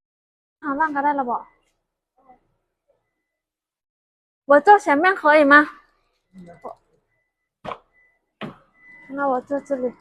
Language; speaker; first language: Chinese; non-native, fluent; Lao